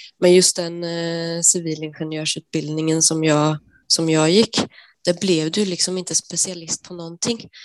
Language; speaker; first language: Swedish; native; Swedish